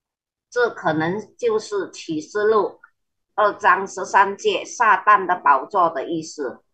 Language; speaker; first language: Chinese; early bilingual, heritage; Chinese